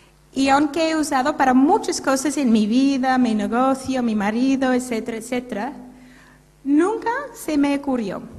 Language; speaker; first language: Spanish; non-native, fluent; English